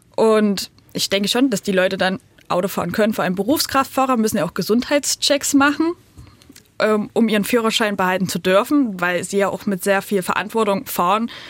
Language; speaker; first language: German; native; German